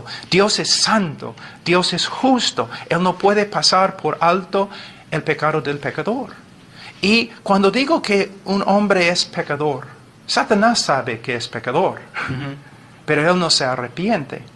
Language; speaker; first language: Spanish; non-native, fluent; English